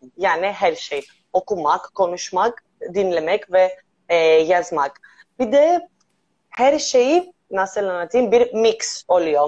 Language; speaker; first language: Turkish; non-native, learner; Greek